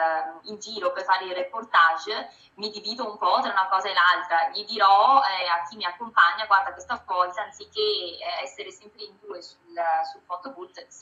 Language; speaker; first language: Italian; native; Italian